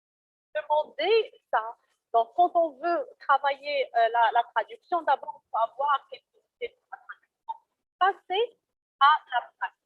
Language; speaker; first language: French; non-native, local second language; Arabic